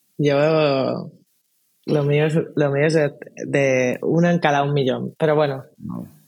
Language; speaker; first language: Spanish; native; Spanish